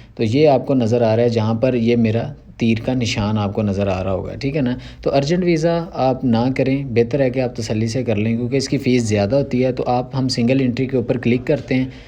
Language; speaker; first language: Urdu; non-native, local second language; Punjabi